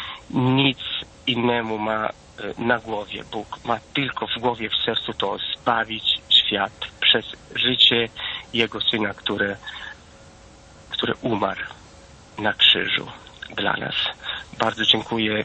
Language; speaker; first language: Polish; non-native, fluent; Italian